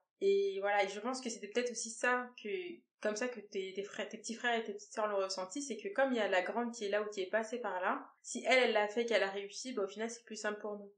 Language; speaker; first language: French; native; French